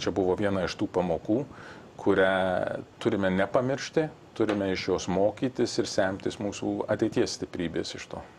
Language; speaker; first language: Lithuanian; early bilingual, heritage; Lithuanian